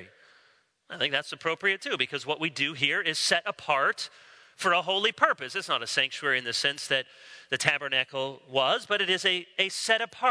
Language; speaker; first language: English; native; English